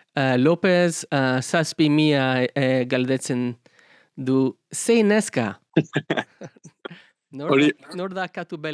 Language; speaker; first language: Basque; non-native, learner; English